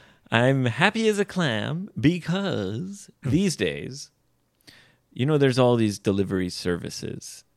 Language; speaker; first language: English; native; English